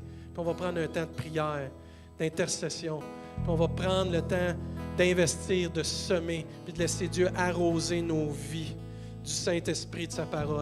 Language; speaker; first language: French; native; French